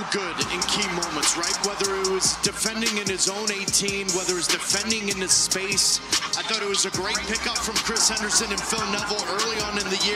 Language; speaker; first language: English; native; English